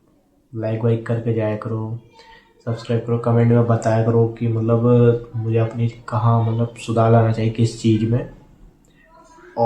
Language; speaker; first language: Hindi; native; Hindi